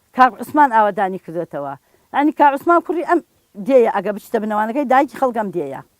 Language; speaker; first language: Central Kurdish; native; Central Kurdish